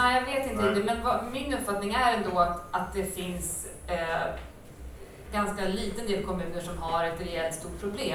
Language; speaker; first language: Swedish; native; Swedish